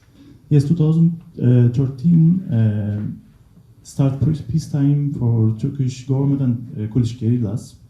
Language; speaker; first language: English; non-native, learner; Kurdish